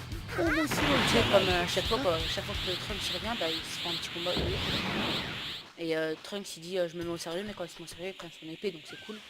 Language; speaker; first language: French; native; French